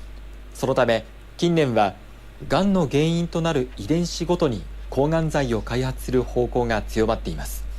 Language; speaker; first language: Japanese; native; Japanese